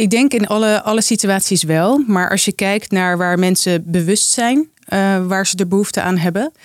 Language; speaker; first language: Dutch; native; Dutch